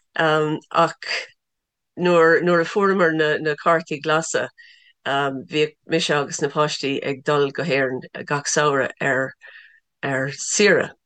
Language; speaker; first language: Irish; non-native, local second language; English